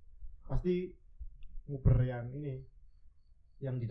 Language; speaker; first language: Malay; non-native, local second language; Javanese